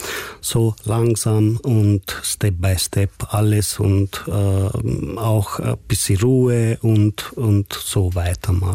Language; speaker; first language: German; non-native, fluent; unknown